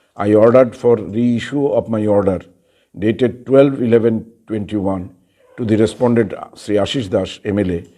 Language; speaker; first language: English; non-native, local second language; Bangla